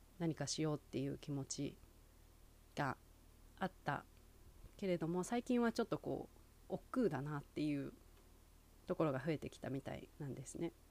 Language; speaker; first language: Japanese; native; Japanese